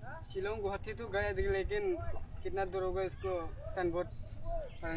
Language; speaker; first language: Hindi; non-native, learner; Bangla